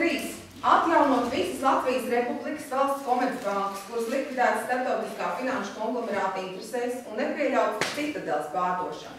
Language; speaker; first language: Latvian; native; Latvian